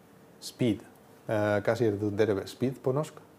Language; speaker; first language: Norwegian; non-native, learner; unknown